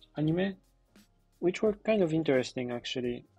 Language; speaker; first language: English; non-native, fluent; Polish